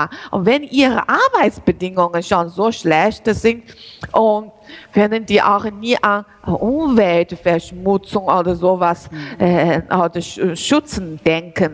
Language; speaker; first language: German; non-native, learner; Chinese